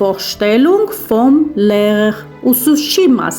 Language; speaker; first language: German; non-native, fluent; Armenian